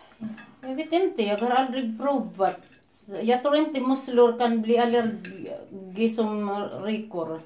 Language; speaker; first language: Swedish; non-native, fluent; Filipino